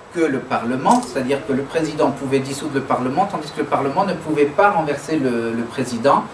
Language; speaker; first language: French; non-native, local second language; Arabic